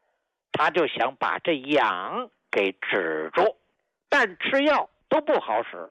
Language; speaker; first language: Chinese; native; Chinese